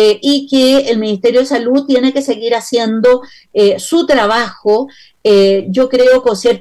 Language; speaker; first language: Spanish; native; Spanish